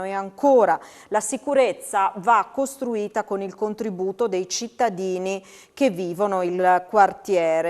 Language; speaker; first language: Italian; native; Italian